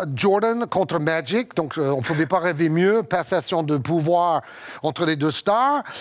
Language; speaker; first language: French; non-native, fluent; English